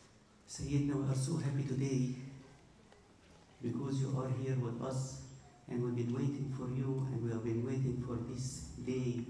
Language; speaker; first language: English; non-native, fluent; Arabic